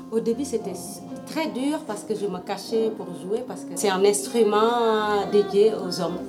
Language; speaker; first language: French; non-native, local second language; Wolof